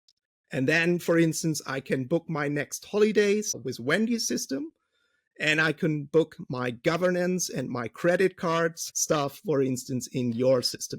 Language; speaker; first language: English; non-native, fluent; German